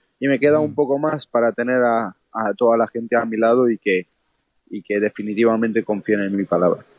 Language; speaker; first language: Spanish; non-native, fluent; Georgian